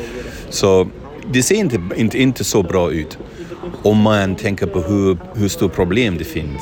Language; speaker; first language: Swedish; non-native, fluent; English